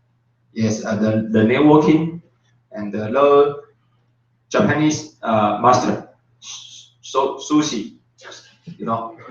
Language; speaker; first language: English; non-native, learner; Chinese